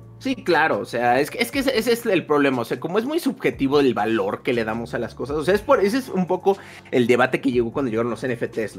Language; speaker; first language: Spanish; native; Spanish